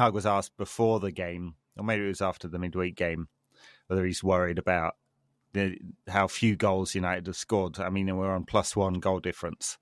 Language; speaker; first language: English; native; English